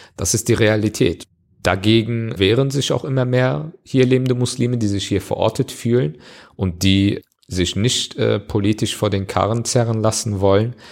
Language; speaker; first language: German; early bilingual, other home language; Turkish